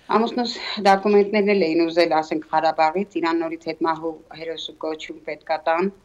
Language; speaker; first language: Armenian; native; Armenian